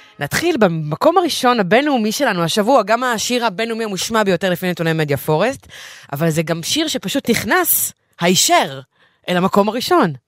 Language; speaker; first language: Hebrew; native; Hebrew